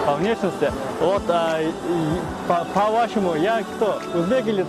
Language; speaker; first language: Russian; non-native, fluent; Uzbek